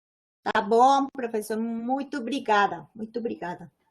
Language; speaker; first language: Portuguese; non-native, learner; Spanish